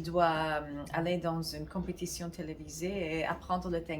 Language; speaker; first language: French; non-native, fluent; English